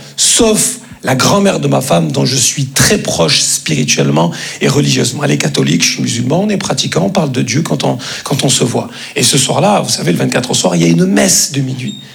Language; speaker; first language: French; native; French